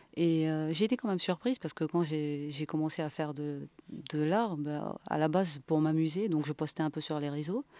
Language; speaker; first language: French; non-native, local second language; Arabic